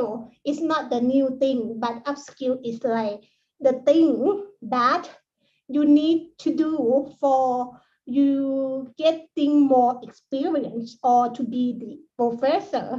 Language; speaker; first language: English; non-native, learner; Thai